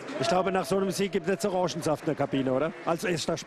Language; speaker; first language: German; native; German